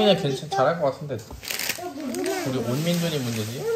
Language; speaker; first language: Korean; native; Korean